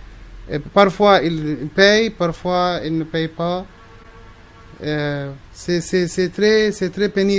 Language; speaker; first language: French; non-native, local second language; Arabic